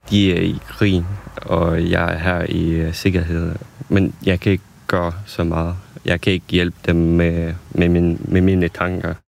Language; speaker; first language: Danish; non-native, fluent; Ukrainian